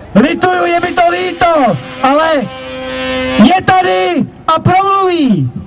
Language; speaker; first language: Czech; native; Czech